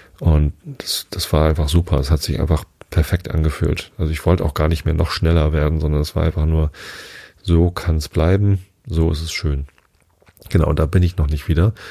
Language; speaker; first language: German; native; German